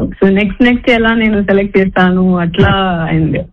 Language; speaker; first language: Telugu; non-native, fluent; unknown